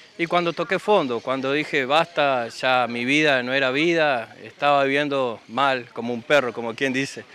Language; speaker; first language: Spanish; native; Spanish